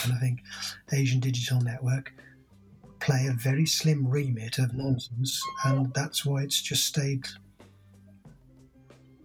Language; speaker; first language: English; native; English